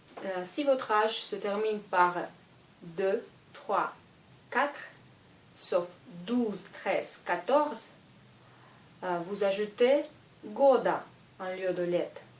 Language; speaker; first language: French; non-native, fluent; Russian